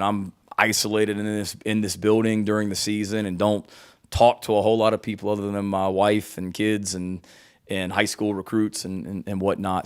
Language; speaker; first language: English; native; English